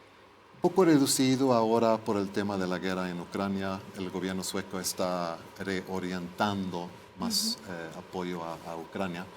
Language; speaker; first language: Spanish; non-native, fluent; Swedish